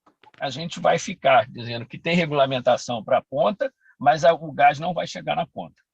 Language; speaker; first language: Portuguese; native; Portuguese